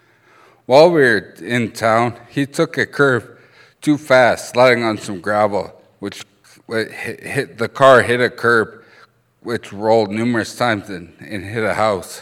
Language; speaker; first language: English; early bilingual, other home language; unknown